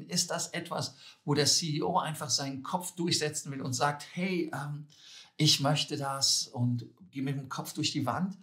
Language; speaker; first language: German; native; German